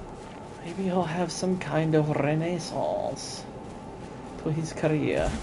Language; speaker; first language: English; native; English